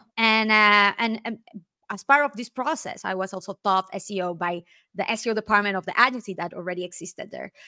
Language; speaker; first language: English; non-native, fluent; Spanish